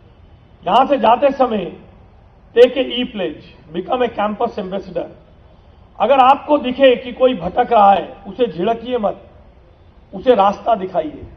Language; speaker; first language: Hindi; native; Hindi